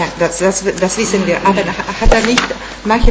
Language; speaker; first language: German; non-native, fluent; Italian